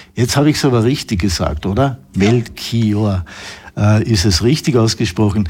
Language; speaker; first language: German; native; German